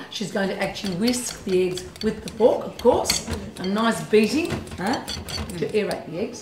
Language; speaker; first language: English; early bilingual, other home language; Italian